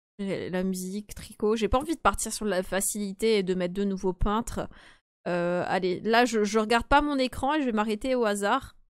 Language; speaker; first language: French; native; French